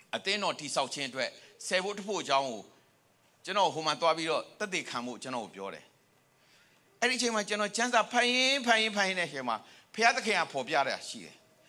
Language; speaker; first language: Burmese; native; Burmese